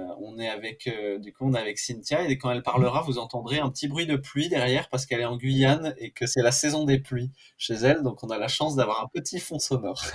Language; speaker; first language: French; native; French